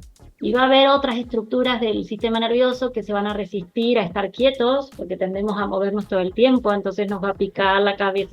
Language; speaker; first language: Spanish; native; Spanish